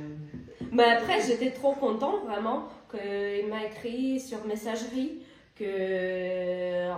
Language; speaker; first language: French; non-native, learner; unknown